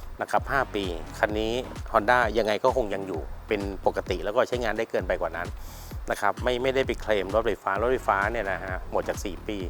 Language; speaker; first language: Thai; native; Thai